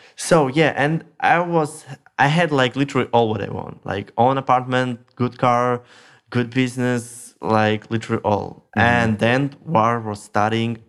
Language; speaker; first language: English; non-native, learner; Russian